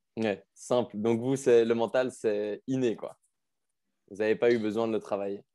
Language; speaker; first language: French; native; French